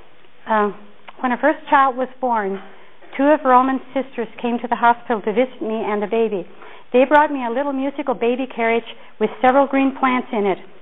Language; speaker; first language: English; native; English